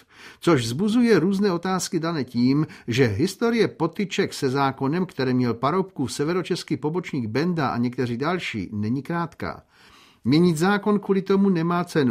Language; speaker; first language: Czech; native; Czech